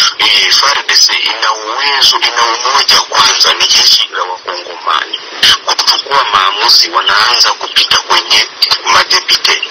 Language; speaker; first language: Swahili; non-native, local second language; Kinyarwanda